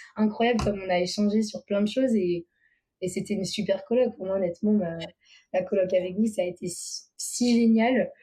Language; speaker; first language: French; native; French